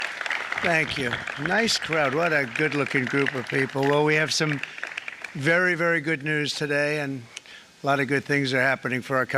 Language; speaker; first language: English; native; English